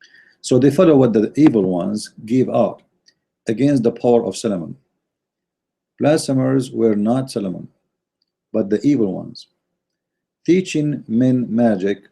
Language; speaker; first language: English; non-native, fluent; Arabic